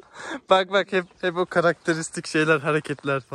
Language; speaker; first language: Turkish; native; Turkish